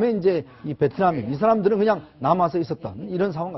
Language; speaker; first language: Korean; native; Korean